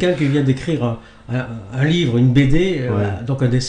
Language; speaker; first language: French; native; French